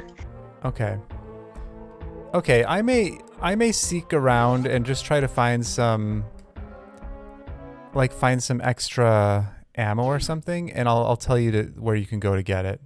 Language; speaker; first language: English; native; English